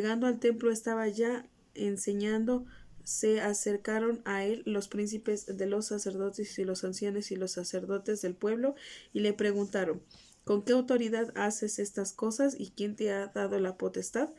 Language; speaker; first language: Spanish; native; Spanish